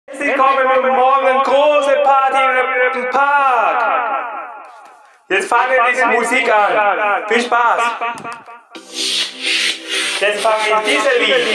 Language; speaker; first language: German; non-native, learner; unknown